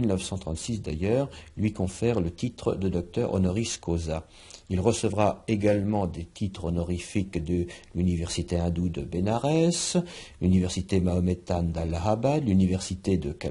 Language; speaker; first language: French; native; French